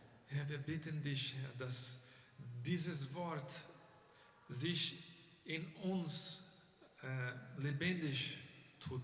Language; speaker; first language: German; non-native, fluent; Portuguese